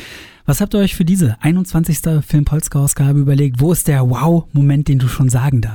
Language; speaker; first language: German; native; German